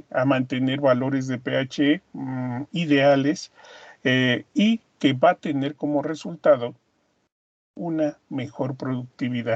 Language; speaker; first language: Spanish; native; Spanish